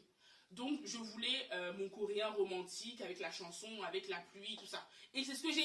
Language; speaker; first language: French; native; French